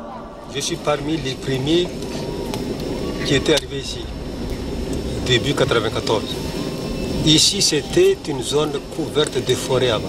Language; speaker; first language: French; non-native, local second language; Malagasy